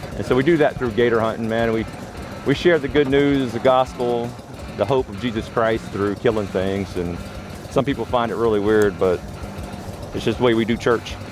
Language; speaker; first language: English; native; English